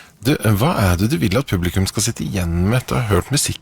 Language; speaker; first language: Norwegian; native; Norwegian